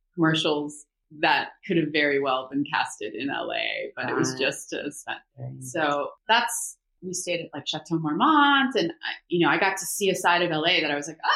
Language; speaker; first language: English; early bilingual, other home language; Korean